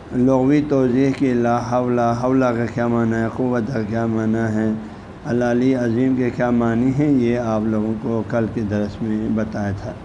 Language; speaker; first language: Urdu; non-native, local second language; Balti